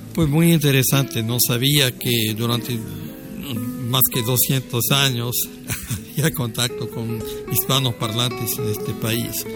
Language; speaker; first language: Spanish; non-native, fluent; English